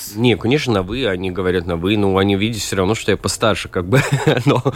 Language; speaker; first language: Russian; non-native, local second language; Latvian